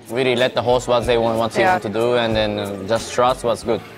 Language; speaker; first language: English; non-native, learner; Japanese